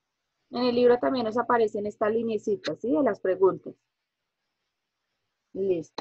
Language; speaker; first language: Spanish; native; Spanish